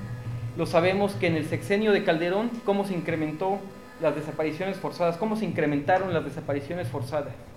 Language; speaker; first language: Spanish; native; Spanish